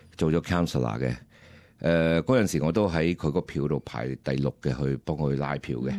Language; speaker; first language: Cantonese; early bilingual, heritage; Cantonese